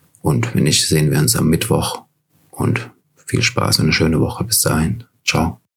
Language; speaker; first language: German; native; German